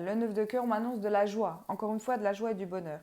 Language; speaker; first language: French; native; French